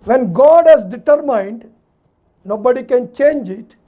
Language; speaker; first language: English; non-native, local second language; Telugu